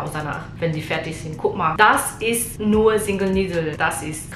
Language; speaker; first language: German; non-native, learner; Portuguese